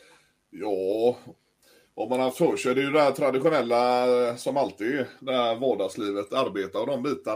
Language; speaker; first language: Swedish; native; Swedish